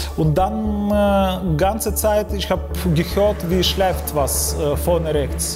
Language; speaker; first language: German; non-native, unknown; Ukrainian